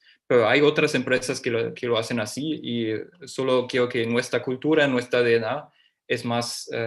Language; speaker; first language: Spanish; non-native, fluent; German